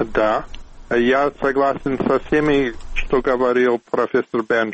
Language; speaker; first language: Russian; non-native, fluent; English